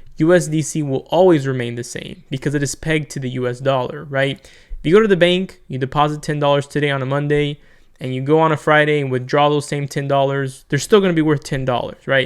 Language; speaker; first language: English; native; English